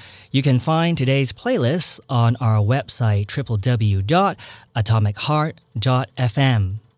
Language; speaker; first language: English; non-native, local second language; Cantonese